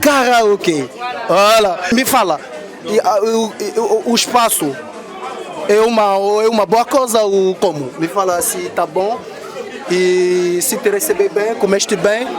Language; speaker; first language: Portuguese; non-native, fluent; Lingala